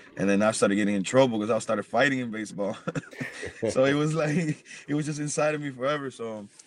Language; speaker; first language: English; early bilingual, other home language; Spanish